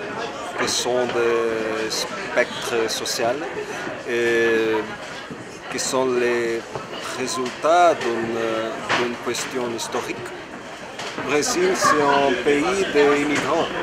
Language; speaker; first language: French; non-native, fluent; Portuguese